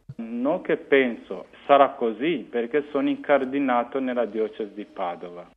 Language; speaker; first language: Italian; non-native, fluent; Kinyarwanda